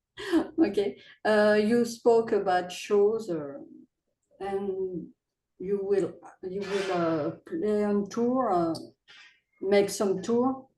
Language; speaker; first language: English; non-native, learner; French